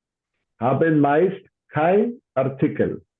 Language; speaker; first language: German; non-native, fluent; English